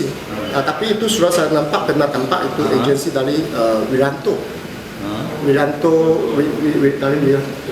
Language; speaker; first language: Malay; non-native, local second language; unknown